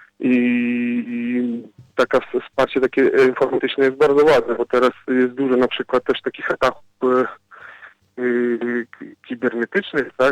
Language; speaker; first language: Polish; non-native, fluent; Ukrainian